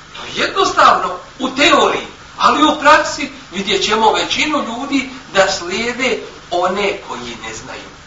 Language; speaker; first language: Bosnian; native; Bosnian